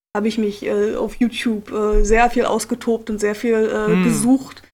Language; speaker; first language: German; native; German